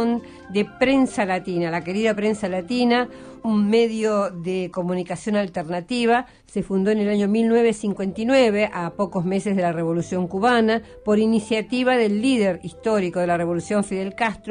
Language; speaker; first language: Spanish; native; Spanish